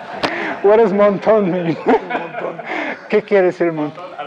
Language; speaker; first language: Spanish; non-native, fluent; English